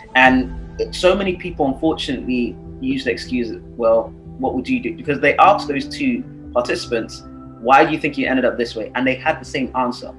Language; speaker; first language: English; non-native, local second language; Yoruba